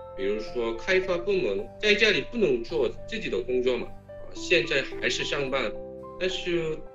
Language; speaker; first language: Chinese; non-native, fluent; Korean